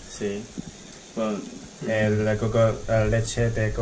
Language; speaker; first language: Spanish; non-native, learner; Chinese